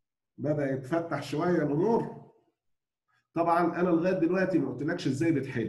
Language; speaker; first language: Arabic; native; Arabic